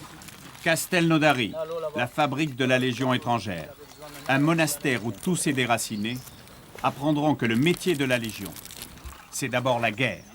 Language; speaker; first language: French; native; French